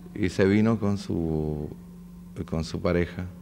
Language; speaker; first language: Spanish; native; Spanish